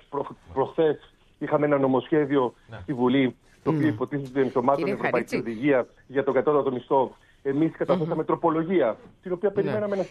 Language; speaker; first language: Greek; native; Greek